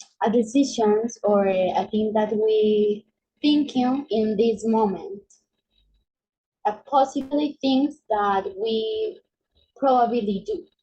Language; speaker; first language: English; non-native, learner; Spanish